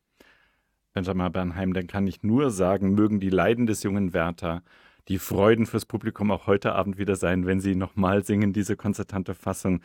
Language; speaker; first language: German; native; German